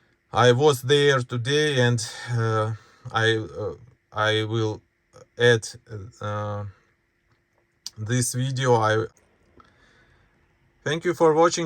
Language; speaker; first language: English; non-native, learner; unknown